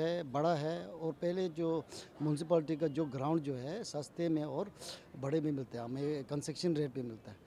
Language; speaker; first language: Hindi; non-native, local second language; Tibetan